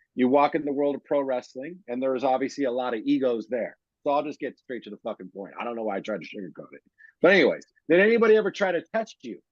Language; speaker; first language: English; native; English